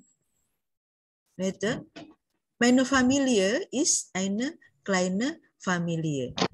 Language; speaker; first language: German; non-native, learner; Indonesian